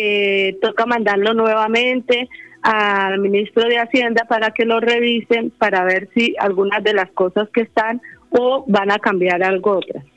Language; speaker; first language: Spanish; native; Spanish